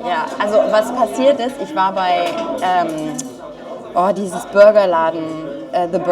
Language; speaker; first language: German; non-native, fluent; French